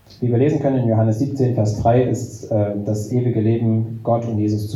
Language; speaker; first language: German; native; German